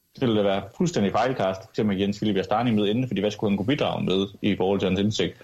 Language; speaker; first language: Danish; early bilingual, other home language; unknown